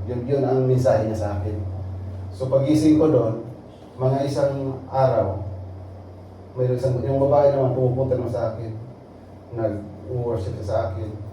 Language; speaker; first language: Filipino; non-native, local second language; Cebuano